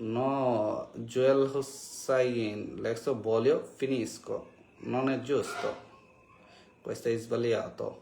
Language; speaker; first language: Italian; non-native, learner; Bangla